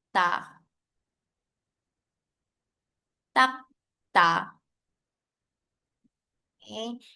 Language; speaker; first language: Korean; non-native, fluent; Filipino